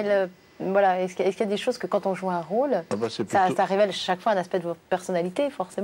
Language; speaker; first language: French; native; French